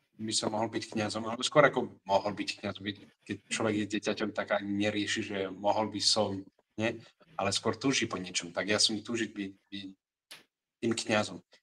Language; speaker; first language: Slovak; non-native, fluent; Catalan